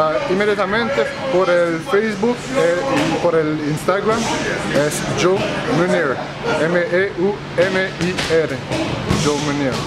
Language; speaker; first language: Spanish; early bilingual, other home language; French